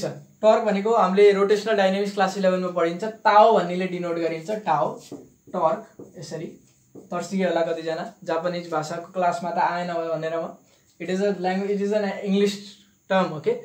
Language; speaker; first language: Nepali; native; Nepali